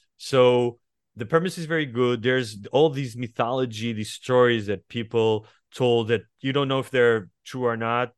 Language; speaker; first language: English; non-native, fluent; Portuguese